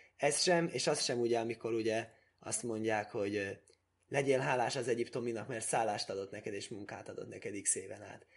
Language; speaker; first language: Hungarian; early bilingual, heritage; Hungarian